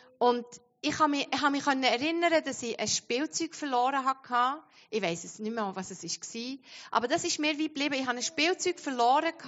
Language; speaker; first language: German; non-native, fluent; Arabic